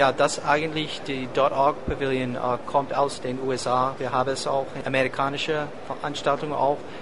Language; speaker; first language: German; non-native, fluent; English